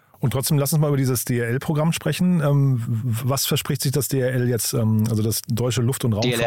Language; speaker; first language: German; native; German